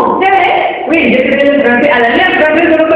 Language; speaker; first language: French; non-native, learner; Spanish